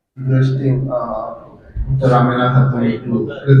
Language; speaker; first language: English; non-native, local second language; Bangla